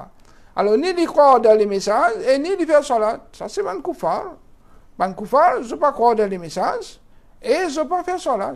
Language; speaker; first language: French; non-native, local second language; Morisyen